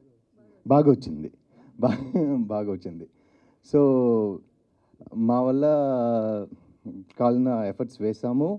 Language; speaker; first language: Telugu; non-native, learner; Tamil